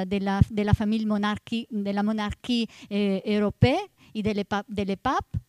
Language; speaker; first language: French; non-native, fluent; Italian